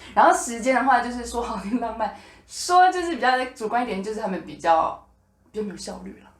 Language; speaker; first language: Chinese; native; Chinese